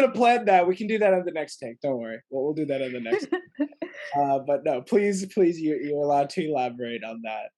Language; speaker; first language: English; native; English